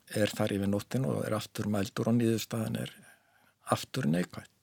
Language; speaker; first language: Icelandic; native; Icelandic